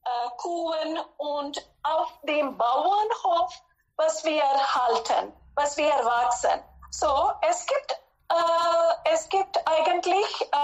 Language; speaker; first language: German; non-native, fluent; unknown